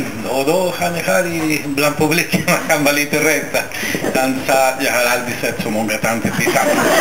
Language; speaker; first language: Swedish; non-native, fluent; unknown